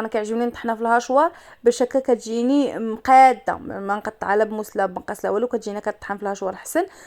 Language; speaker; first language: Arabic; native; Arabic